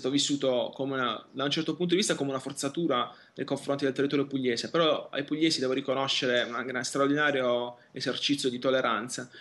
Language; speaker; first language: Italian; native; Italian